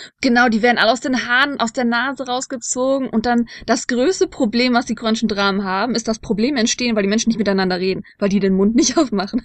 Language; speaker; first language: German; native; German